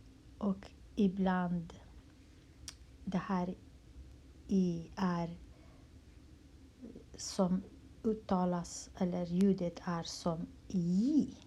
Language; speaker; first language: Swedish; non-native, local second language; Kurdish